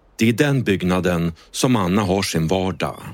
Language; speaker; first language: Swedish; native; Swedish